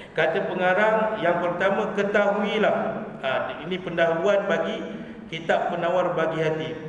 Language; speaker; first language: Malay; native; Malay